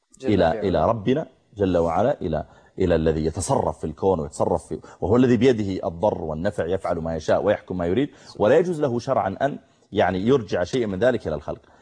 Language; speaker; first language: Arabic; native; Arabic